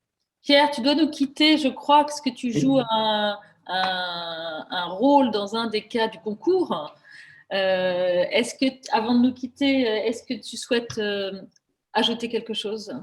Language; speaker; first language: French; native; French